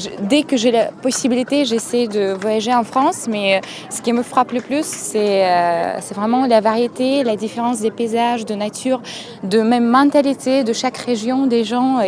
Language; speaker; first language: French; non-native, fluent; Romanian